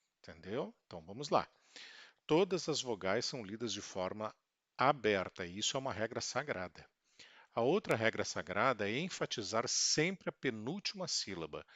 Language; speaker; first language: Portuguese; native; Portuguese